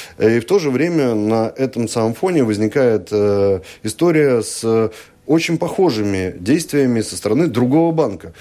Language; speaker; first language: Russian; native; Russian